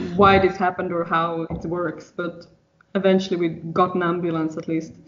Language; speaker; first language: English; non-native, fluent; Swedish